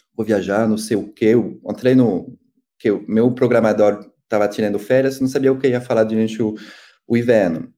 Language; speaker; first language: Portuguese; non-native, fluent; French